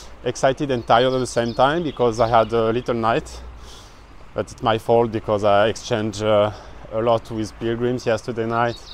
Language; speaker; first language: English; non-native, fluent; French